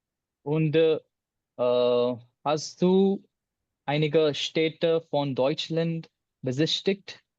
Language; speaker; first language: German; non-native, learner; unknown